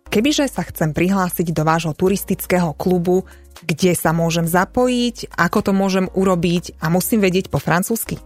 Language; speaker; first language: Slovak; native; Slovak